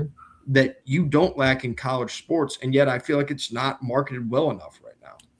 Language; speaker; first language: English; native; English